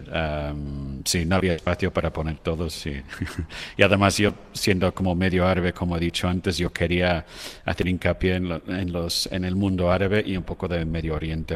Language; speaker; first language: Spanish; non-native, fluent; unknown